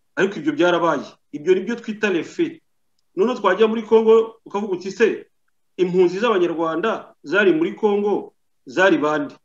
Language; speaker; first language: Kinyarwanda; native; Kinyarwanda